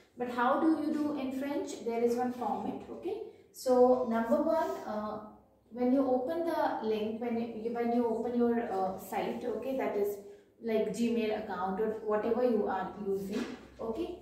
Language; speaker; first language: English; non-native, local second language; Hindi